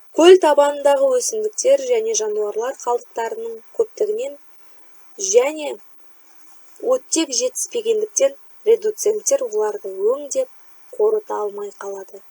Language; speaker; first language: Kazakh; native; Kazakh